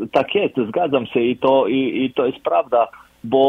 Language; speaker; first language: Polish; non-native, fluent; Croatian